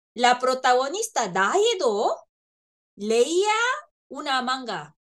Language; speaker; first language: Spanish; non-native, fluent; Korean